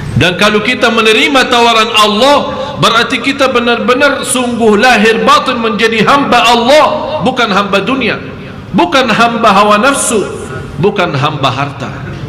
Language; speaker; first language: Malay; non-native, fluent; Arabic